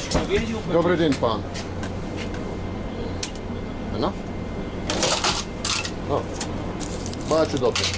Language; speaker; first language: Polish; non-native, learner; English